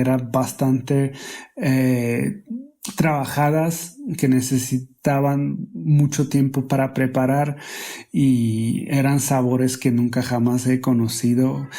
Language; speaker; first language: Spanish; non-native, fluent; Hungarian